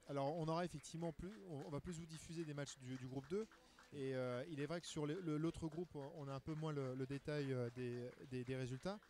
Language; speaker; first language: French; native; French